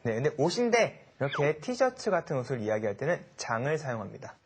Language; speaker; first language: Korean; native; Korean